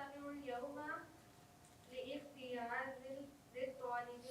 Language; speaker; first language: Arabic; non-native, learner; Urdu